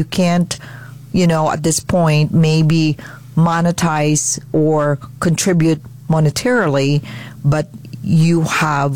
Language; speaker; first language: English; non-native, local second language; Filipino